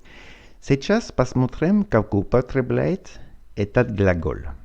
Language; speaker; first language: Russian; non-native, fluent; French